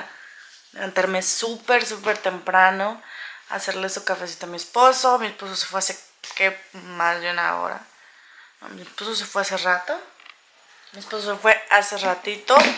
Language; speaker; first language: Spanish; native; Spanish